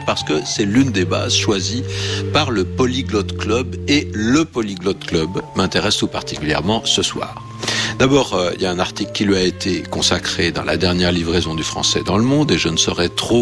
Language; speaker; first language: French; native; French